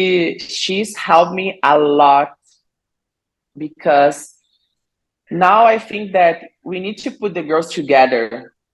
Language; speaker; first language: English; non-native, learner; Portuguese